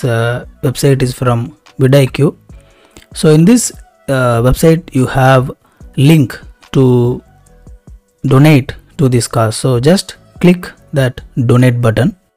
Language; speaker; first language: English; non-native, local second language; Tamil